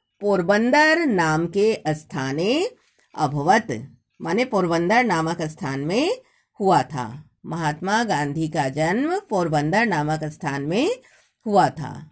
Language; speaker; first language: Hindi; native; Hindi